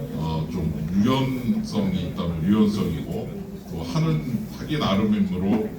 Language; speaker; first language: Korean; native; Korean